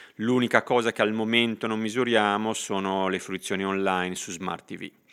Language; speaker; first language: Italian; native; Italian